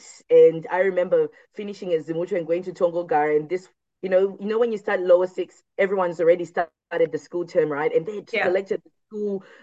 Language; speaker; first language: English; non-native, local second language; Shona